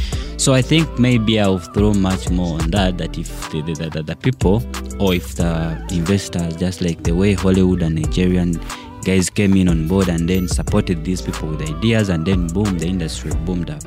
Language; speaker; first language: English; non-native, local second language; Ganda